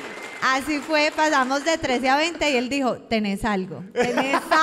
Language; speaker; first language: Spanish; native; Spanish